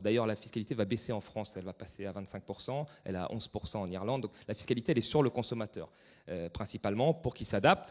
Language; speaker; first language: French; native; French